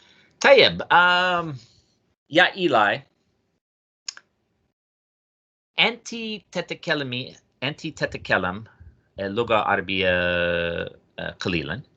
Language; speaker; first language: Arabic; non-native, fluent; English